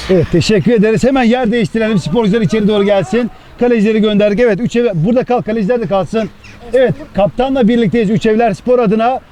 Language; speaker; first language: Turkish; native; Turkish